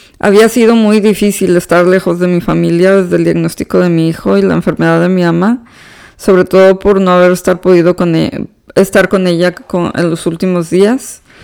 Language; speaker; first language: Spanish; native; Spanish